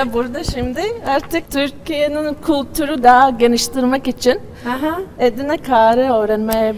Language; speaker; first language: Turkish; non-native, learner; Latvian